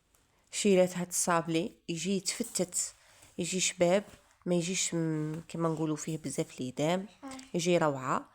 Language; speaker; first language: Arabic; native; Arabic